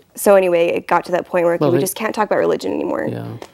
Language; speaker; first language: English; native; English